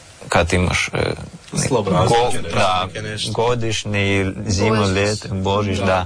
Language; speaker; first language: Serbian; non-native, learner; Russian